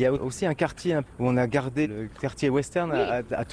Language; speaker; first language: French; native; French